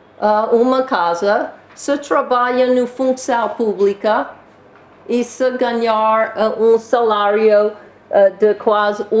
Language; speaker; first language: Portuguese; non-native, learner; English